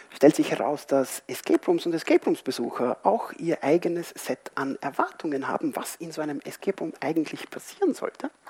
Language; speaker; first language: German; non-native, fluent; Spanish